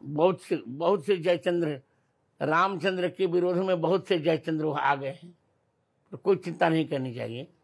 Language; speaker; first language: Hindi; native; Hindi